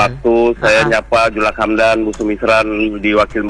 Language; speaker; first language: Indonesian; native; Indonesian